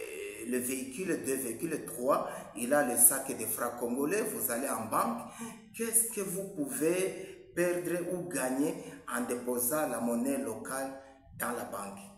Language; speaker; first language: French; non-native, local second language; Swahili